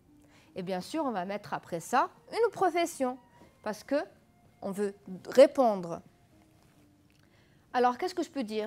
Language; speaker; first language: French; non-native, fluent; Arabic